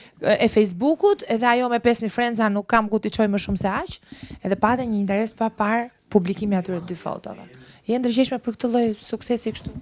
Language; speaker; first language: Albanian; native; Albanian